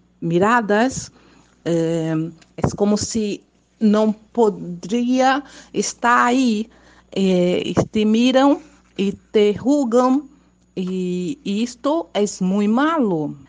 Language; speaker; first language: Spanish; non-native, fluent; Portuguese